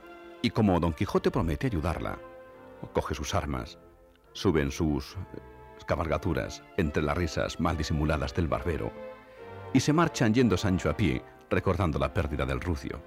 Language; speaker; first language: Spanish; native; Spanish